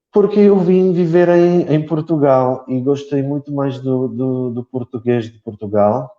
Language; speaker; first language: Portuguese; non-native, fluent; Polish